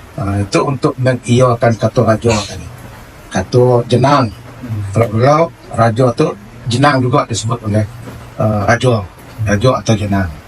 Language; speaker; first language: Malay; non-native, local second language; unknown